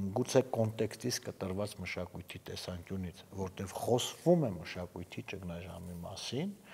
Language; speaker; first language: Armenian; native; Armenian